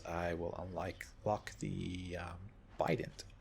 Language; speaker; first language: English; native; English